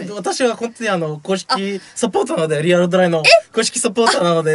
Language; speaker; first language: Japanese; early bilingual, other home language; Bulgarian